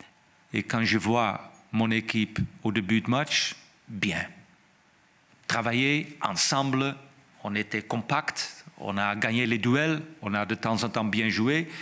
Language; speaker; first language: French; non-native, fluent; Dutch